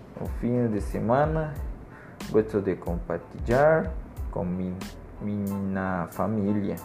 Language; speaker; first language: Portuguese; non-native, learner; Spanish